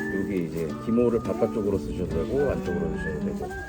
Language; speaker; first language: Korean; native; Korean